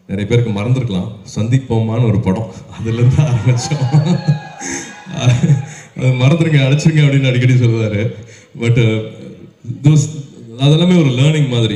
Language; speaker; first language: Tamil; native; Tamil